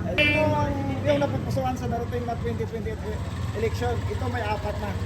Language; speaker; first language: Filipino; non-native, local second language; Hiligaynon